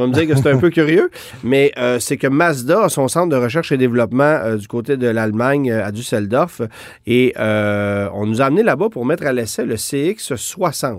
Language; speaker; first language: French; native; French